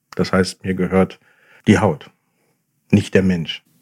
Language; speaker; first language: German; native; German